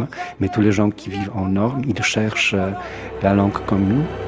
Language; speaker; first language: French; non-native, fluent; Polish